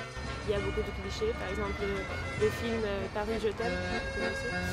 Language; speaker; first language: French; non-native, fluent; Russian